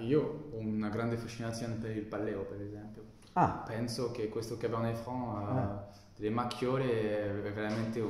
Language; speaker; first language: Italian; non-native, fluent; French